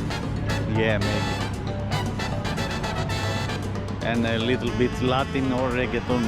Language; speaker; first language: English; non-native, learner; Greek